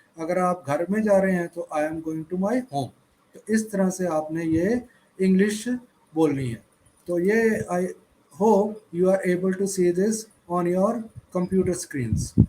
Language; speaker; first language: Hindi; native; Hindi